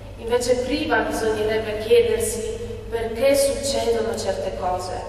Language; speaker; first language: Italian; non-native, fluent; Polish